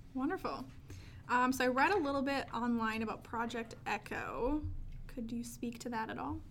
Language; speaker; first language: English; native; English